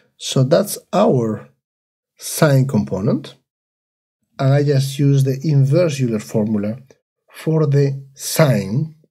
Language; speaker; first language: English; non-native, fluent; Spanish